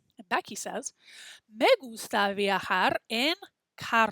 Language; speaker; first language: Spanish; non-native, fluent; English